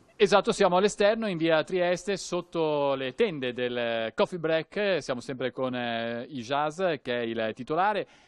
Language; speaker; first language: Italian; native; Italian